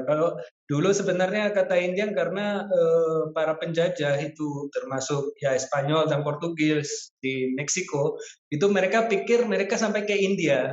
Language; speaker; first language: Indonesian; non-native, fluent; Spanish